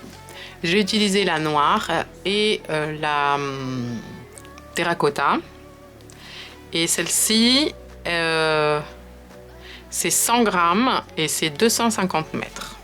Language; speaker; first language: French; native; French